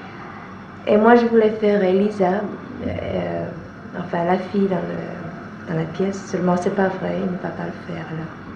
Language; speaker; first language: French; non-native, fluent; English